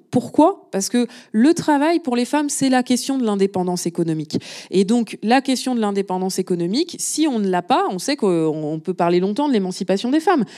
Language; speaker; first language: French; native; French